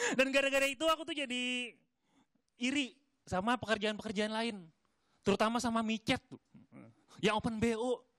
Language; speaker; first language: Indonesian; native; Indonesian